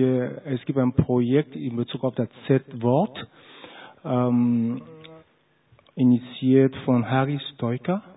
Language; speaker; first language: German; non-native, fluent; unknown